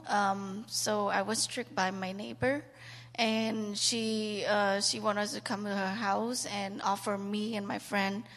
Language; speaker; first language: English; non-native, learner; Khmer